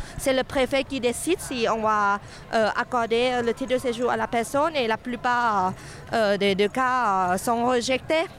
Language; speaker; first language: French; non-native, fluent; Thai